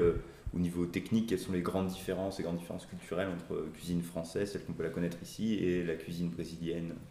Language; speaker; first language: French; native; French